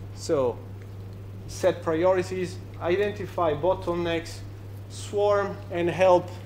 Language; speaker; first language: English; non-native, fluent; Italian